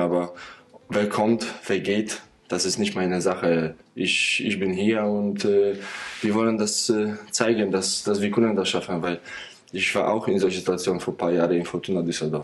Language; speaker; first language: German; non-native, fluent; Polish